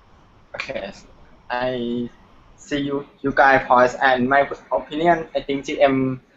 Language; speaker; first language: English; non-native, learner; Thai